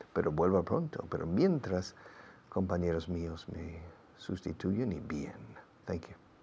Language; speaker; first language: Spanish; non-native, fluent; English